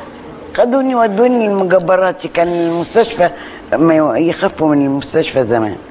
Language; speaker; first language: Arabic; native; Arabic